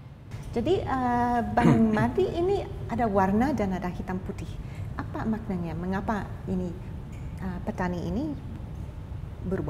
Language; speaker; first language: Indonesian; non-native, fluent; English